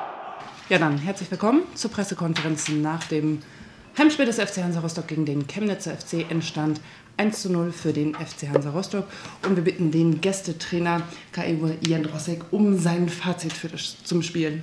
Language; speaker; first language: German; native; German